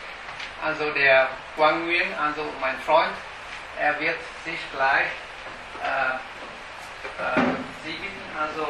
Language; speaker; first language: German; non-native, fluent; Vietnamese